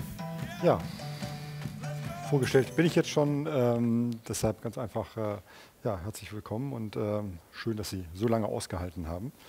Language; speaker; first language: German; native; German